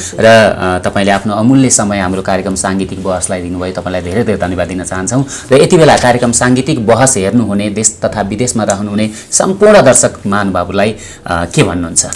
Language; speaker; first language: Nepali; native; Nepali